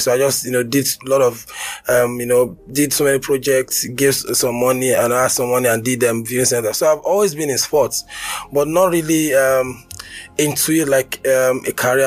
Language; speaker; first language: English; non-native, local second language; Yoruba